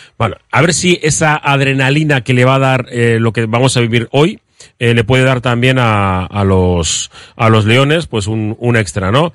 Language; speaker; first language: Spanish; native; Spanish